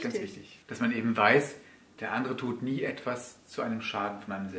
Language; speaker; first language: German; native; German